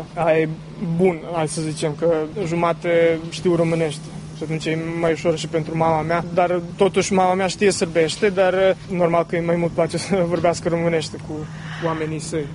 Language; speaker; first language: Romanian; early bilingual, heritage; Romanian